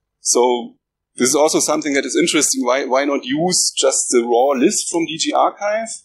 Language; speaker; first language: English; non-native, fluent; German